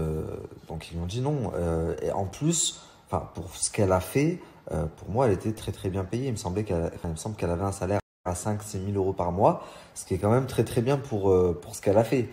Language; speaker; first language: French; native; French